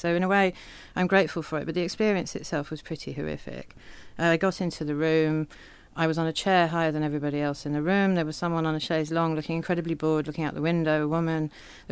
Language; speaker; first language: English; native; English